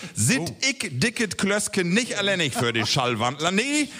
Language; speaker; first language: German; native; German